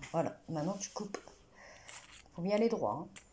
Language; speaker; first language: French; native; French